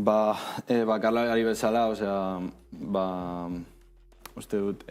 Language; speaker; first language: Basque; non-native, local second language; Spanish